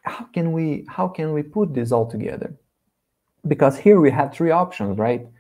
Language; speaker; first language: English; non-native, learner; Portuguese